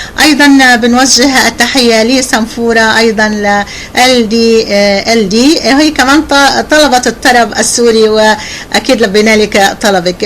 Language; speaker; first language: Arabic; native; Arabic